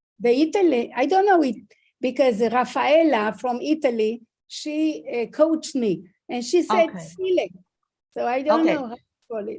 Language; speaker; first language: English; non-native, fluent; Hebrew